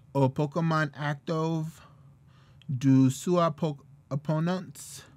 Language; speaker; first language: Portuguese; non-native, learner; English